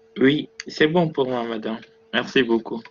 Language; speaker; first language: French; non-native, local second language; Arabic